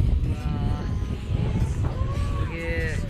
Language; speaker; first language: Japanese; native; Japanese